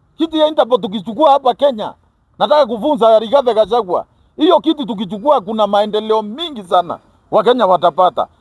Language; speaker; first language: Swahili; non-native, local second language; Kikuyu